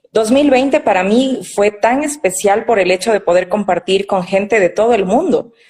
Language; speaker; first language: Spanish; native; Spanish